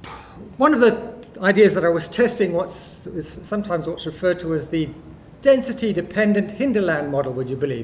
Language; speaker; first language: English; native; English